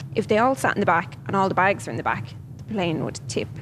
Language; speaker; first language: English; native; English